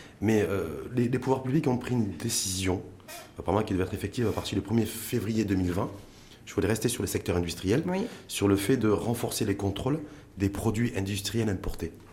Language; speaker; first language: French; non-native, local second language; Arabic